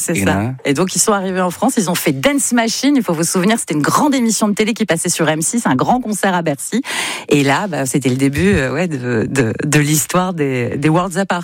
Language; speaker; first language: French; native; French